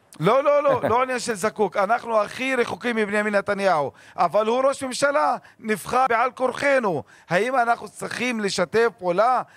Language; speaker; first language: Hebrew; non-native, local second language; Arabic